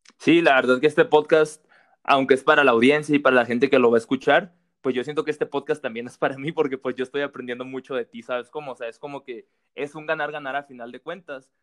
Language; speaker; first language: Spanish; native; Spanish